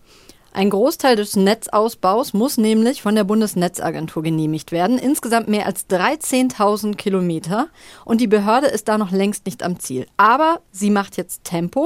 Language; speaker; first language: German; native; German